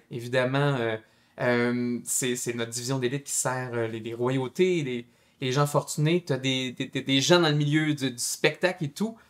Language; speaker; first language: French; native; French